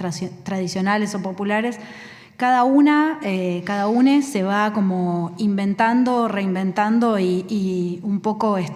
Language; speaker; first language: Spanish; native; Spanish